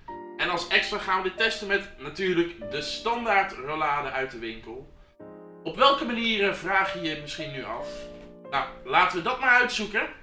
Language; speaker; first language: Dutch; native; Dutch